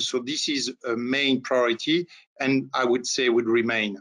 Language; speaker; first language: English; non-native, fluent; French